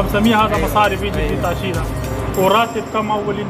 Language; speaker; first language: Arabic; non-native, learner; Urdu